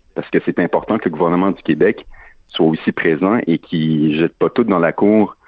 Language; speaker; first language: French; native; French